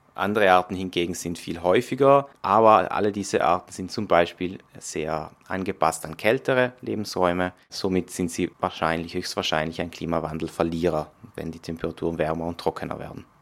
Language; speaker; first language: German; non-native, local second language; Italian